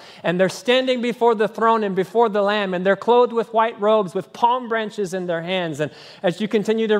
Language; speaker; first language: English; native; English